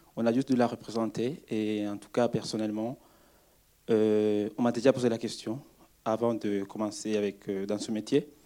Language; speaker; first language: French; non-native, fluent; Spanish